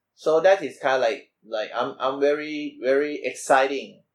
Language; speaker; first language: English; non-native, learner; Thai